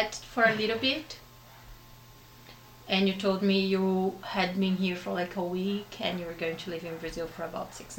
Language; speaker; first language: English; non-native, fluent; Portuguese